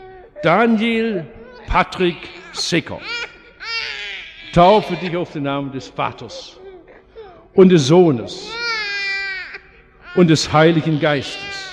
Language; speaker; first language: German; native; German